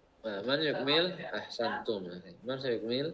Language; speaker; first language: Arabic; non-native, fluent; Indonesian